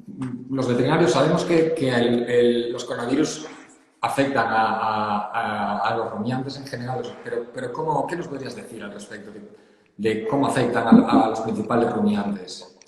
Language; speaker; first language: Spanish; native; Spanish